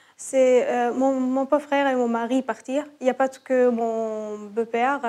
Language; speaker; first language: French; non-native, learner; Arabic